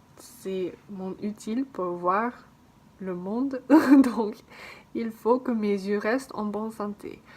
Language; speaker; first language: French; non-native, learner; English